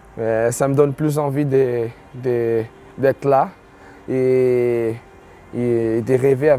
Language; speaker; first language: French; non-native, fluent; Portuguese